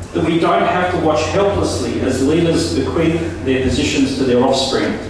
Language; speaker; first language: English; non-native, local second language; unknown